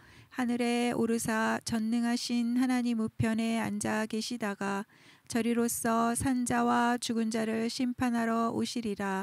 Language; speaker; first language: Korean; native; Korean